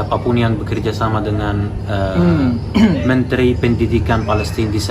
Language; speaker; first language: Indonesian; non-native, fluent; Arabic